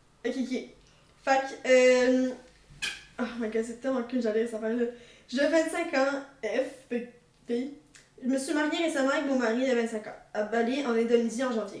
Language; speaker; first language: French; native; French